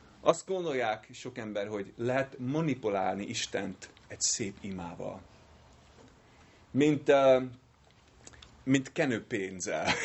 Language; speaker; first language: Hungarian; non-native, learner; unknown